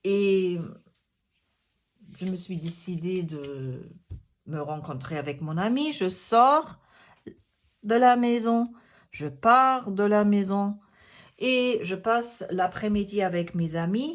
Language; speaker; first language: French; non-native, fluent; German